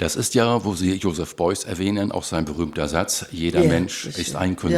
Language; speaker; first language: German; native; German